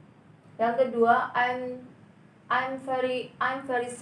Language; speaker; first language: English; non-native, learner; Indonesian